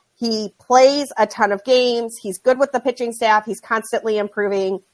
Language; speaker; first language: English; native; English